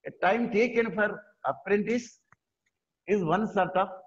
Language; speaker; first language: English; non-native, local second language; Telugu